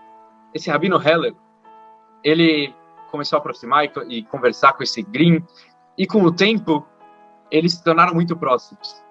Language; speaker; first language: Portuguese; native; Portuguese